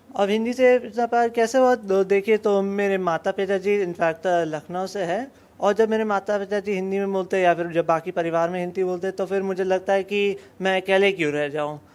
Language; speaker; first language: Hindi; early bilingual, heritage; Hindi